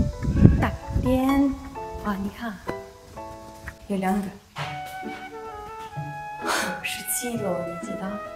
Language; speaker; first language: Chinese; non-native, learner; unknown